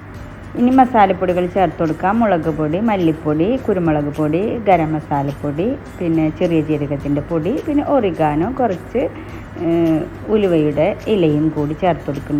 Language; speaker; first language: Malayalam; native; Malayalam